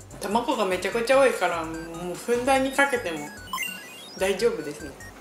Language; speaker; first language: Japanese; native; Japanese